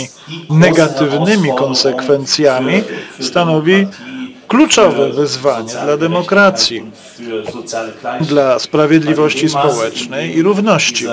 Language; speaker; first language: Polish; native; Polish